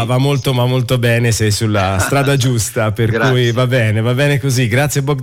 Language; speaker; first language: Italian; native; Italian